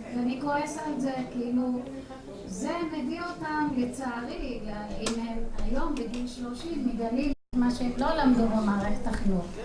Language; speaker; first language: Hebrew; native; Hebrew